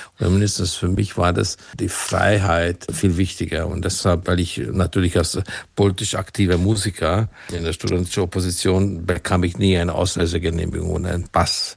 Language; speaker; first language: German; non-native, fluent; Hungarian